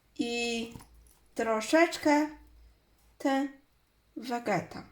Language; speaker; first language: Polish; non-native, learner; Chinese